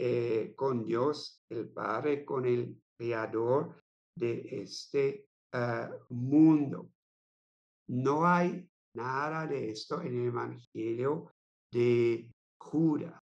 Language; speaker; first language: Spanish; non-native, fluent; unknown